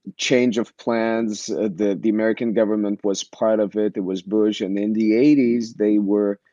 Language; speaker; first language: English; early bilingual, other home language; Russian